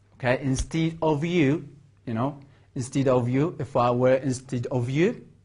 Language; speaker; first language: English; non-native, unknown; Mongolian